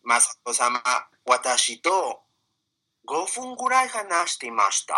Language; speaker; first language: Japanese; non-native, fluent; Spanish